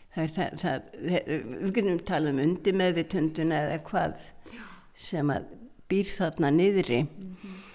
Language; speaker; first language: Icelandic; native; Icelandic